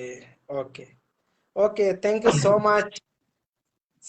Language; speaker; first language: English; non-native, learner; Bangla